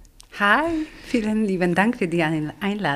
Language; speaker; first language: German; non-native, fluent; Polish